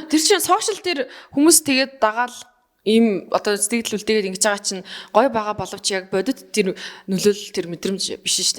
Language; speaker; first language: Mongolian; native; Mongolian